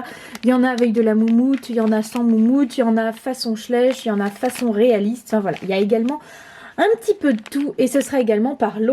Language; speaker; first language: French; native; French